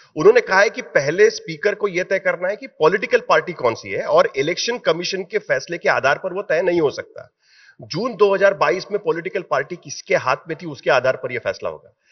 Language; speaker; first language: Hindi; native; Hindi